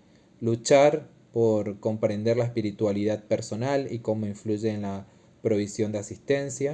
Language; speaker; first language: Spanish; native; Spanish